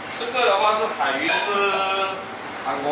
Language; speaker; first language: Chinese; native; Chinese